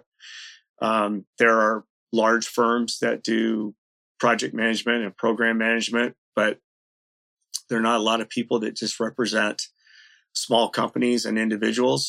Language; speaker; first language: English; native; English